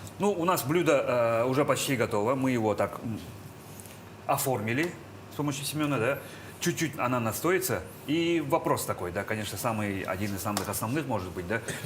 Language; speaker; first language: Russian; native; Russian